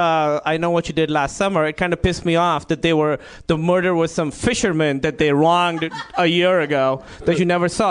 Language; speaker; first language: English; non-native, local second language; Urdu